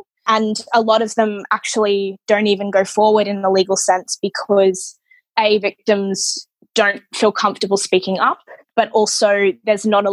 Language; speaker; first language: English; native; English